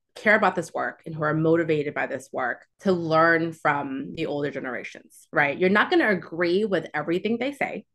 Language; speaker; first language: English; early bilingual, other home language; Chinese